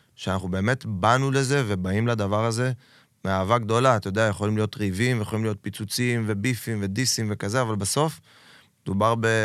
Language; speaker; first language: Hebrew; native; Hebrew